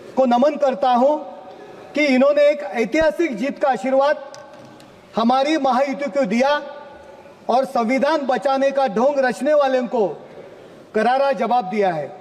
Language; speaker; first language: Hindi; non-native, local second language; Marathi